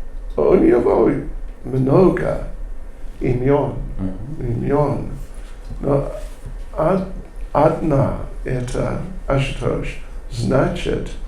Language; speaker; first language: Russian; non-native, learner; English